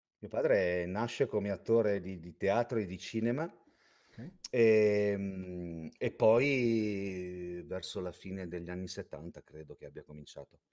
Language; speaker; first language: Italian; native; Italian